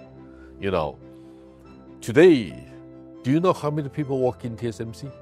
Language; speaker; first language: English; non-native, fluent; Chinese